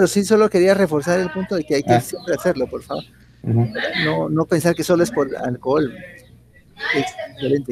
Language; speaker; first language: Spanish; native; Spanish